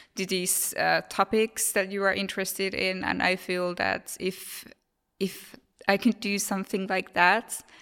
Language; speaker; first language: English; non-native, fluent; Finnish